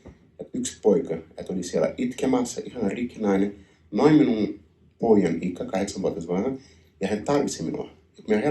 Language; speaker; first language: Finnish; non-native, learner; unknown